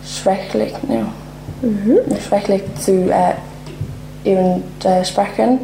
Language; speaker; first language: German; non-native, learner; English